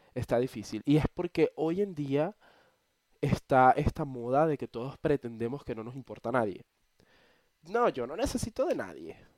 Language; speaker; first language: Spanish; native; Spanish